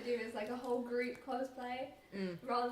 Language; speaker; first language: English; native; English